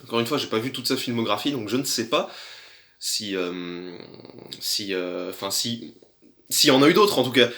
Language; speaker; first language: French; native; French